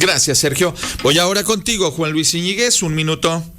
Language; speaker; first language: Spanish; native; Spanish